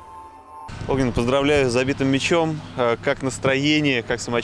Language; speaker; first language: Russian; native; Russian